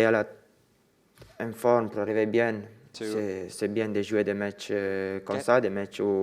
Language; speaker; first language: French; non-native, fluent; Italian